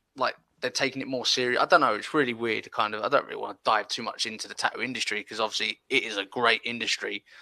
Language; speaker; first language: English; early bilingual, other home language; Spanish